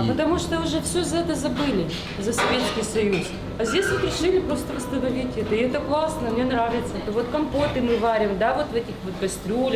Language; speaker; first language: Russian; native; Russian